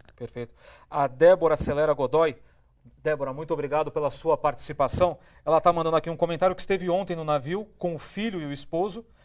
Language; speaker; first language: Portuguese; native; Portuguese